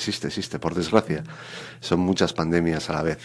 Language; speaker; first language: Spanish; native; Spanish